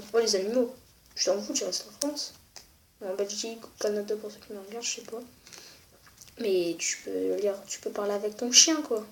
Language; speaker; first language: French; native; French